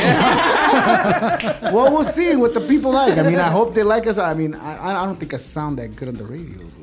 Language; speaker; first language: English; early bilingual, other home language; Spanish